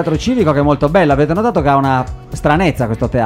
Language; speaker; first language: Italian; native; Italian